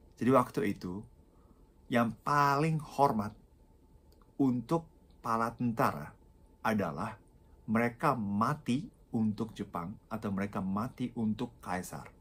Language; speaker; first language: Indonesian; non-native, fluent; Japanese